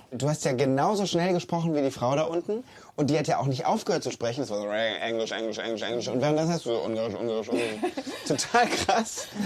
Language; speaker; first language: German; native; German